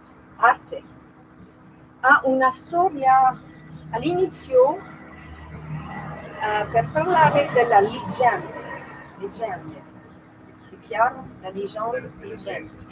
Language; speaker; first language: Italian; non-native, learner; French